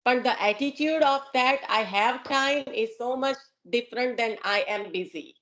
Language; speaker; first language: English; non-native, local second language; Gujarati